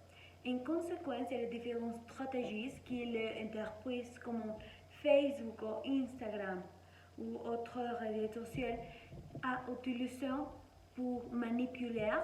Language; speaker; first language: French; non-native, learner; Spanish